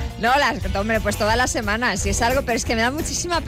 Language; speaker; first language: Spanish; native; Spanish